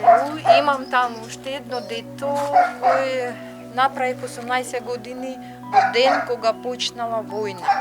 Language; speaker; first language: Macedonian; non-native, learner; Russian